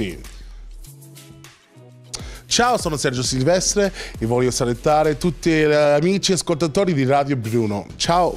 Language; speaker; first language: Italian; non-native, fluent; English